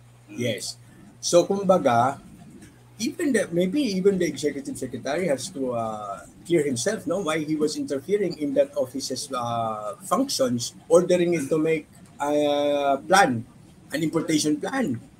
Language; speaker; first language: English; non-native, local second language; Filipino